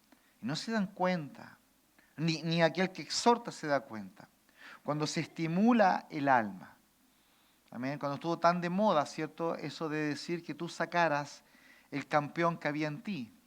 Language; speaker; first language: Spanish; native; Spanish